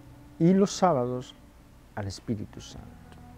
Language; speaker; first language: Spanish; native; Spanish